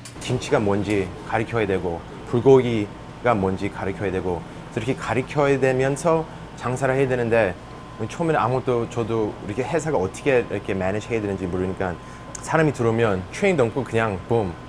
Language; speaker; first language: Korean; early bilingual, heritage; English